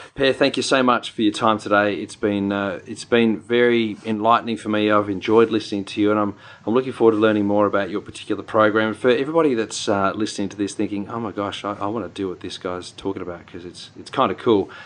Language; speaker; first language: English; native; English